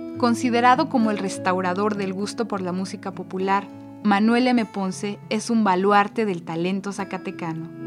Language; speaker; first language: Spanish; native; Spanish